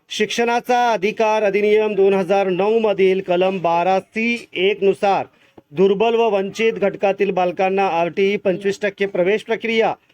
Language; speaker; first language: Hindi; non-native, local second language; Marathi